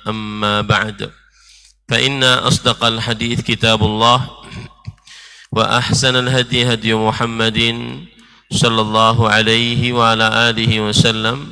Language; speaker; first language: Arabic; non-native, fluent; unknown